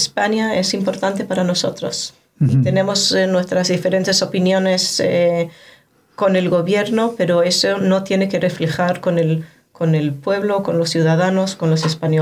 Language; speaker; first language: Spanish; non-native, fluent; Hebrew